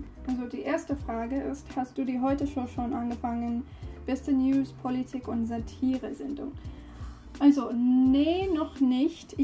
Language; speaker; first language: German; non-native, learner; English